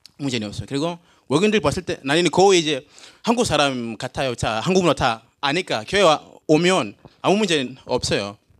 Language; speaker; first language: Korean; non-native, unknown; Swahili